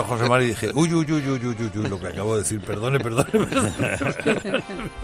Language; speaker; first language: Spanish; native; Spanish